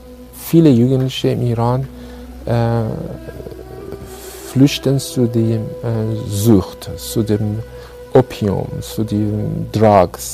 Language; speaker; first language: German; non-native, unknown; Persian